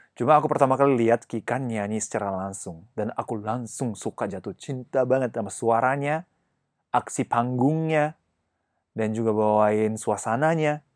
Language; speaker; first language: Indonesian; non-native, fluent; Japanese